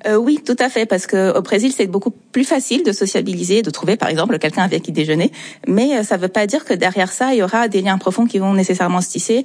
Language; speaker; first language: French; non-native, fluent; Portuguese